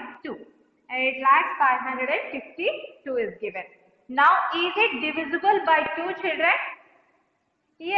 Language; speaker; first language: English; non-native, local second language; Telugu